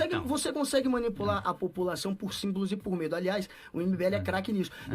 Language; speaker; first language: Portuguese; native; Portuguese